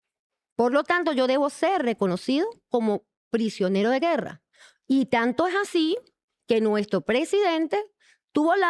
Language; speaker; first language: Spanish; native; Spanish